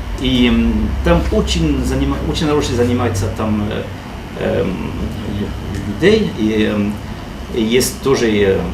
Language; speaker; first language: Russian; non-native, learner; French